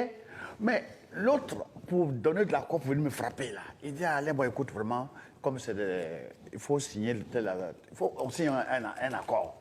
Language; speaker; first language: French; non-native, local second language; Dyula